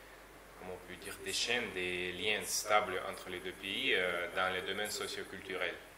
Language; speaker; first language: French; non-native, learner; Russian